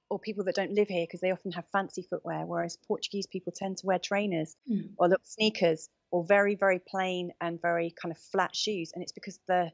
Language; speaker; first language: English; native; English